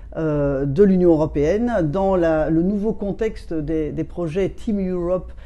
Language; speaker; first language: French; native; French